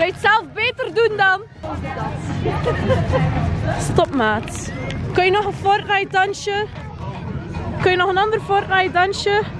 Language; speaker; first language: Dutch; native; Dutch